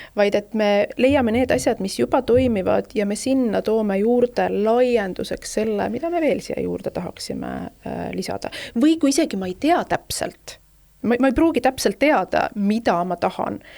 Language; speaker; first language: Estonian; native; Estonian